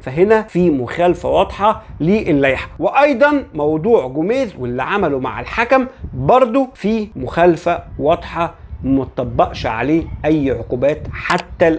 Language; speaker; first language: Arabic; native; Arabic